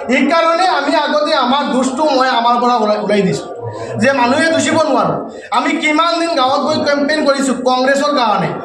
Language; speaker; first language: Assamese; non-native, local second language; Bangla